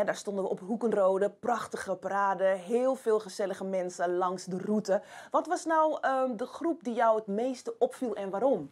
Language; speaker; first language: Dutch; native; Dutch